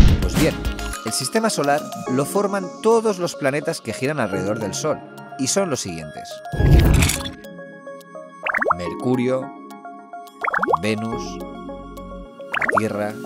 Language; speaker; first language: Spanish; native; Spanish